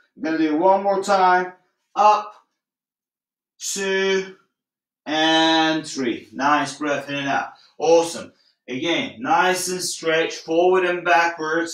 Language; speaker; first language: English; non-native, fluent; Turkish